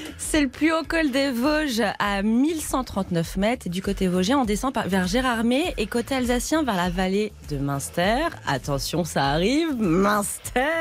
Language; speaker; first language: French; native; French